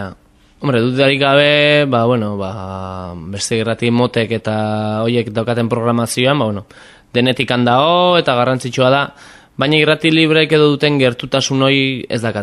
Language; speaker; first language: Basque; native; Basque